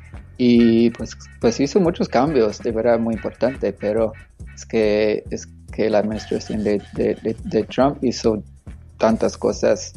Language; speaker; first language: Spanish; non-native, fluent; English